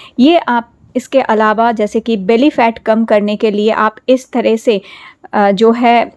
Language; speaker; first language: Hindi; native; Hindi